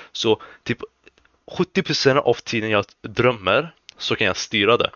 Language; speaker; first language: Swedish; early bilingual, other home language; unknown